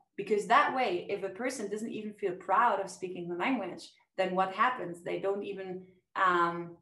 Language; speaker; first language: English; non-native, fluent; German